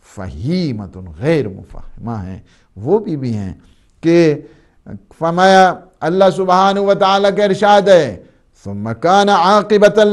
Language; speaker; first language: Urdu; native; Urdu